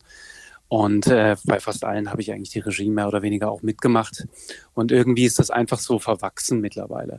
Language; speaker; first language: German; native; German